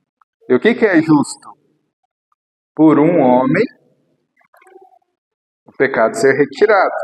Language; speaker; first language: Portuguese; native; Portuguese